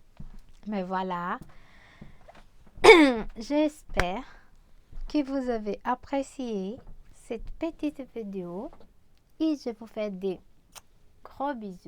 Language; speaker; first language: French; non-native, fluent; Portuguese